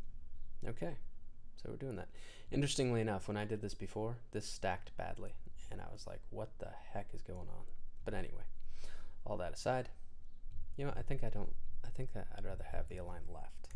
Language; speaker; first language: English; native; English